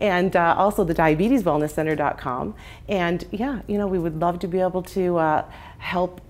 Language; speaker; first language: English; native; English